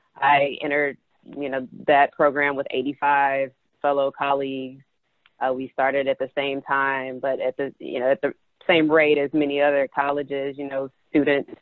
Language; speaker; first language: English; native; English